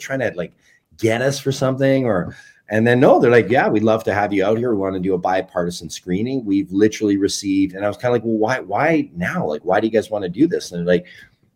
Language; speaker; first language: English; native; English